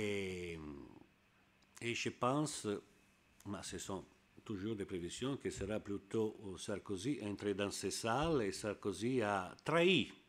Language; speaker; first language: French; non-native, learner; Italian